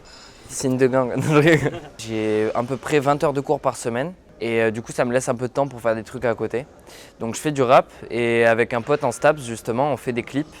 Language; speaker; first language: French; native; French